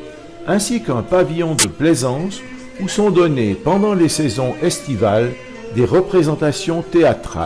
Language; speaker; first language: French; native; French